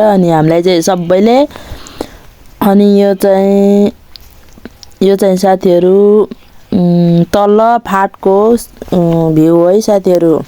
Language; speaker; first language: Nepali; non-native, local second language; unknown